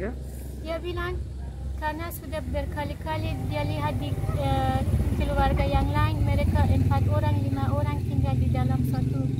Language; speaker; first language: Indonesian; non-native, learner; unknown